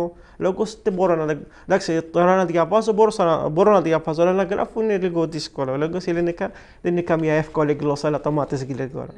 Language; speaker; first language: Greek; non-native, learner; Arabic